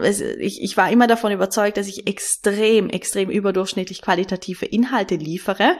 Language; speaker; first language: German; native; German